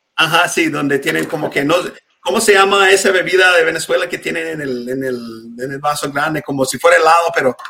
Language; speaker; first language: Spanish; non-native, fluent; English